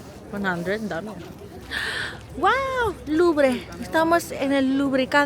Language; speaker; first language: Spanish; non-native, fluent; Filipino